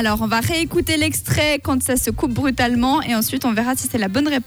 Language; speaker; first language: French; native; French